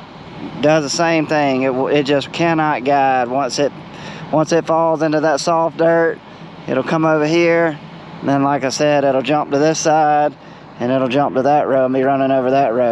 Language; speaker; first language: English; native; English